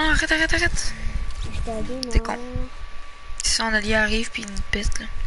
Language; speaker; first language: French; native; French